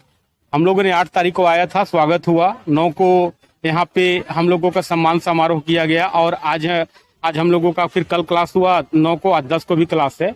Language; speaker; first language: Hindi; non-native, local second language; Kannada